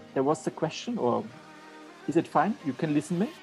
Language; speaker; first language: English; non-native, fluent; German